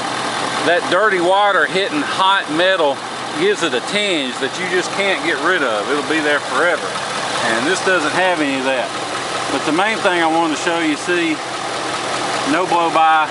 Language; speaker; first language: English; native; English